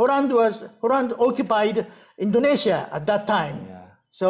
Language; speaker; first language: English; non-native, learner; Japanese